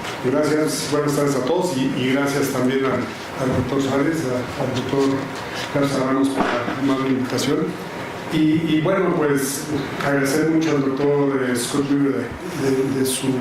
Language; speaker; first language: Spanish; native; Spanish